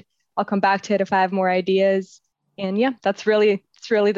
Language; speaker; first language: English; native; English